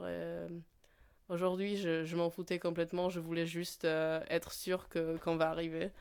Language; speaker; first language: French; non-native, fluent; Polish